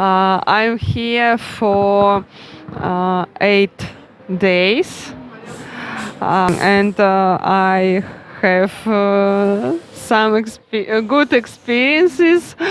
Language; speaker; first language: English; non-native, learner; Russian